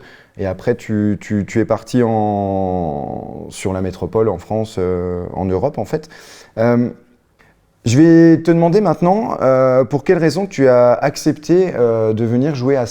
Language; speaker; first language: French; native; French